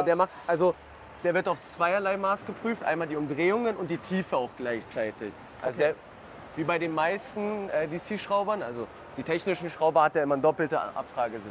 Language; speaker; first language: German; native; German